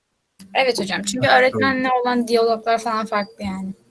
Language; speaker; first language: Turkish; native; Turkish